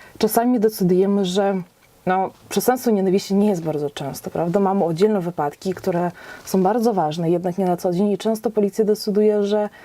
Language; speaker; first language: Polish; native; Polish